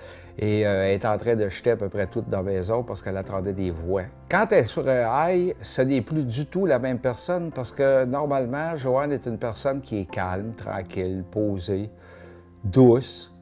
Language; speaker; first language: French; native; French